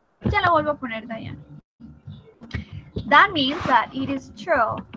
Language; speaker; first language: English; non-native, fluent; Spanish